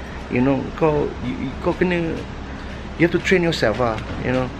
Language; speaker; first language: English; non-native, local second language; Malay